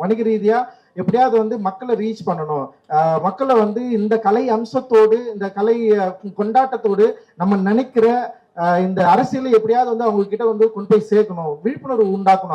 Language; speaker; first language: Tamil; native; Tamil